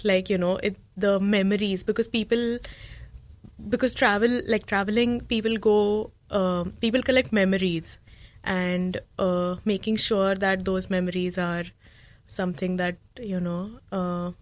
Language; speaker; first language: English; non-native, local second language; Marathi